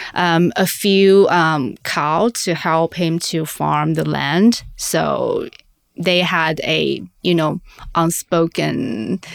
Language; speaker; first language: English; non-native, fluent; Chinese